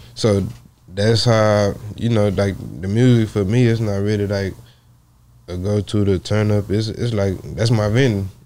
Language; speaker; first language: English; native; English